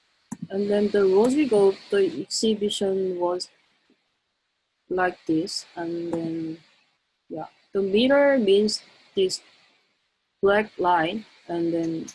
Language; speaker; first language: English; non-native, learner; Korean